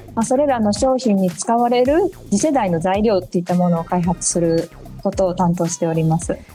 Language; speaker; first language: Japanese; native; Japanese